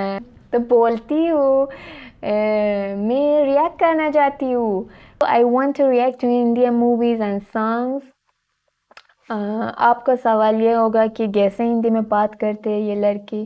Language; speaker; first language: Hindi; non-native, fluent; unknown